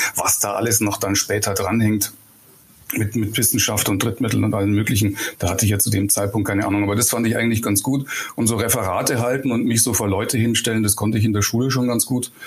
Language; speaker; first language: German; native; German